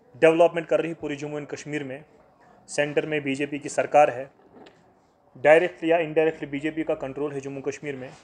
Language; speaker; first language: Hindi; non-native, local second language; Kashmiri